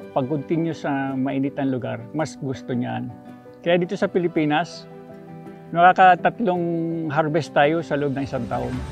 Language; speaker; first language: Filipino; native; Filipino